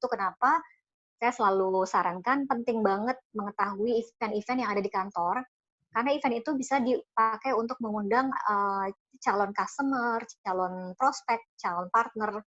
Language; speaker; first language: Indonesian; native; Indonesian